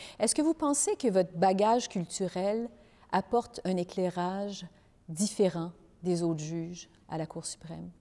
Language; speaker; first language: French; native; French